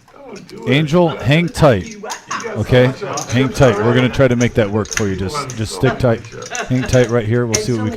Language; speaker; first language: English; native; English